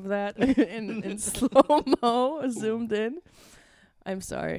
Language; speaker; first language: English; non-native, fluent; Latvian